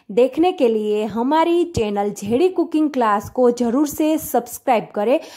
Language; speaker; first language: Hindi; non-native, local second language; Gujarati